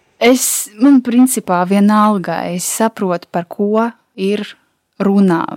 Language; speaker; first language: Latvian; non-native, local second language; Russian